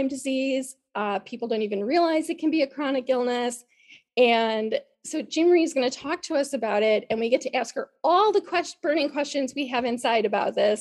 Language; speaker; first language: English; native; English